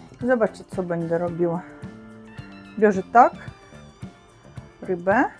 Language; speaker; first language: Polish; non-native, learner; Russian